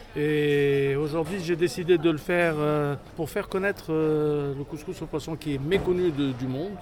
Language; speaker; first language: French; non-native, local second language; Arabic